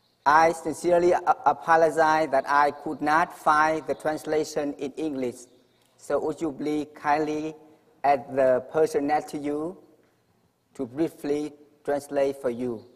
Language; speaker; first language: English; non-native, fluent; Vietnamese